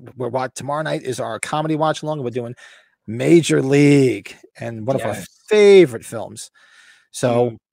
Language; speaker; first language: English; native; English